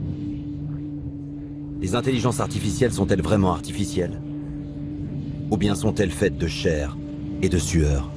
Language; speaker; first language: French; native; French